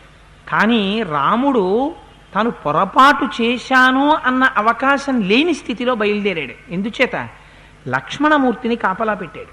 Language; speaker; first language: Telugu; native; Telugu